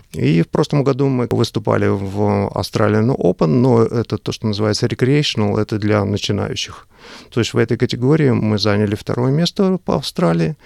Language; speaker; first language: Russian; native; Russian